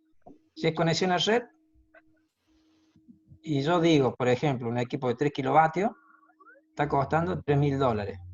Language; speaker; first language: Spanish; native; Spanish